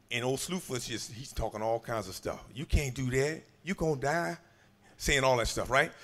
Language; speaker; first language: English; native; English